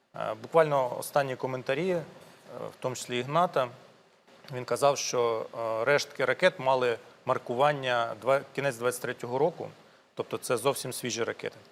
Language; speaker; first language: Ukrainian; non-native, local second language; Russian